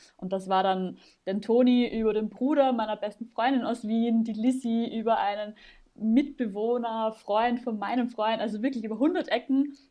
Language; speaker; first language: German; native; German